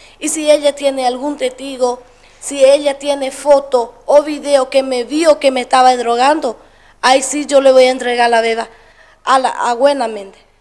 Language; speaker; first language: Spanish; non-native, local second language; Guarani